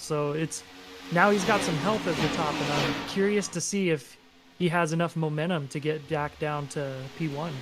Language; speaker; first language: English; native; English